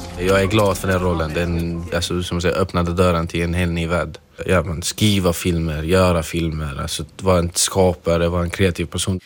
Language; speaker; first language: Swedish; non-native, fluent; Arabic